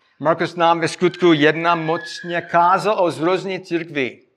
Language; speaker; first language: Czech; non-native, fluent; English